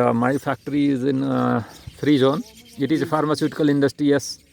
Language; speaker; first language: English; non-native, local second language; Hindi